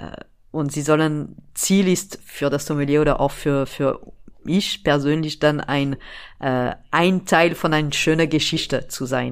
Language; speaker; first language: German; non-native, fluent; French